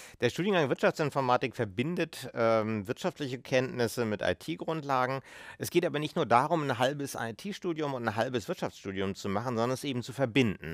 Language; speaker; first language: German; native; German